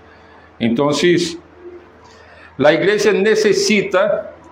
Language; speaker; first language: Spanish; non-native, fluent; Portuguese